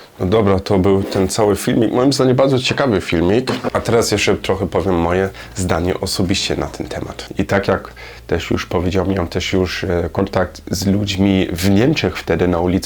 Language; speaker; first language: Polish; non-native, learner; German